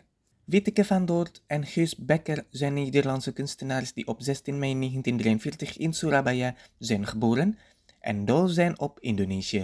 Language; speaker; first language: Dutch; non-native, fluent; Indonesian